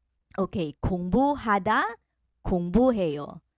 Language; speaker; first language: Korean; non-native, fluent; Filipino